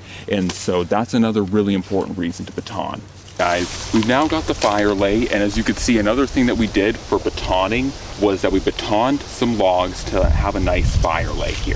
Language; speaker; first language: English; native; English